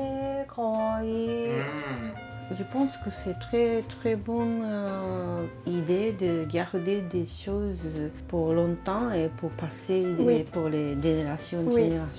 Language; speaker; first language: French; non-native, learner; Japanese